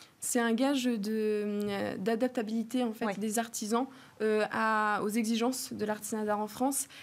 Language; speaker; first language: French; native; French